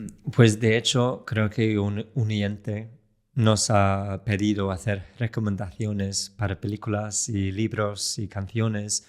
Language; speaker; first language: Spanish; non-native, fluent; English